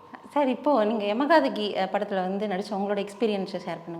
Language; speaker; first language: Tamil; native; Tamil